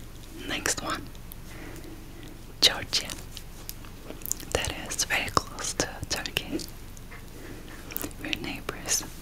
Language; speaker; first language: English; non-native, fluent; Turkish